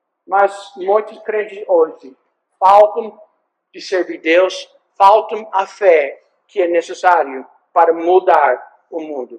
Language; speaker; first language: Portuguese; non-native, fluent; English